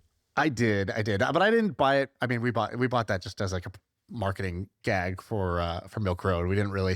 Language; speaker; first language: English; native; English